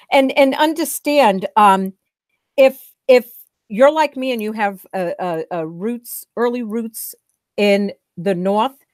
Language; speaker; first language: English; native; English